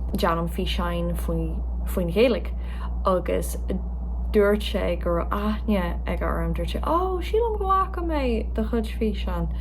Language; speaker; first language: Irish; non-native, local second language; English